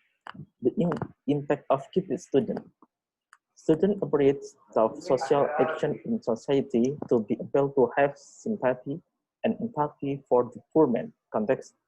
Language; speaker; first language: English; non-native, learner; Indonesian